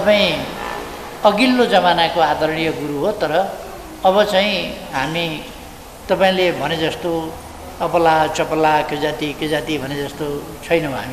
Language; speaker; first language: Nepali; native; Nepali